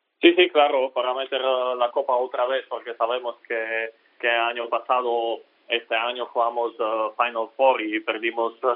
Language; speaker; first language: Spanish; non-native, learner; Slovak